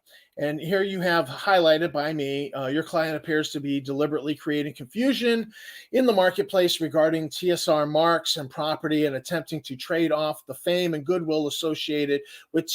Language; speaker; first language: English; native; English